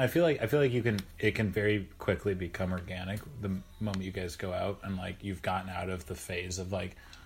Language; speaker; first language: English; native; English